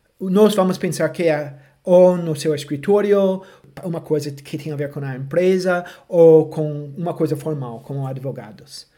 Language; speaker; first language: Portuguese; non-native, fluent; English